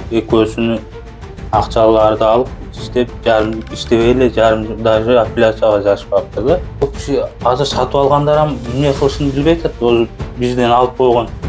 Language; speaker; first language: Kyrgyz; early bilingual, heritage; Kyrgyz